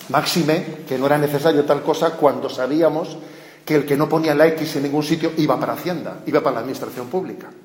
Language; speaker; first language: Spanish; native; Spanish